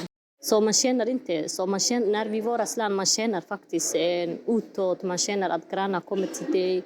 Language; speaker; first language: Swedish; non-native, fluent; Somali